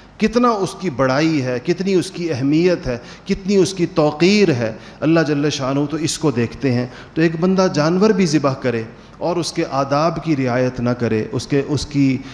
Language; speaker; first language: Urdu; native; Urdu